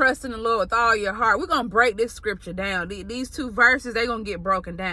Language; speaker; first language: English; native; English